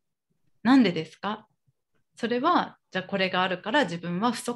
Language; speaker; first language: Japanese; native; Japanese